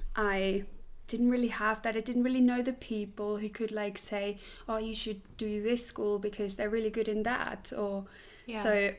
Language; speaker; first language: English; non-native, fluent; Swiss German